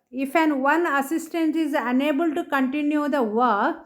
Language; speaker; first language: English; non-native, local second language; Kannada